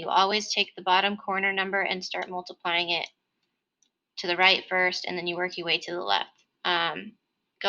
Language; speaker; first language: English; native; English